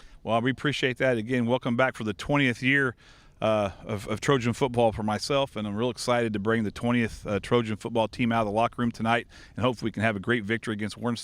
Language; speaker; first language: English; native; English